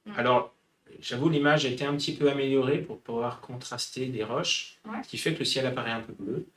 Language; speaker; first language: French; native; French